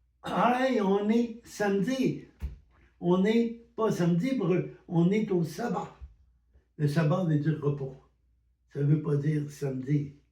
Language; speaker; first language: French; native; French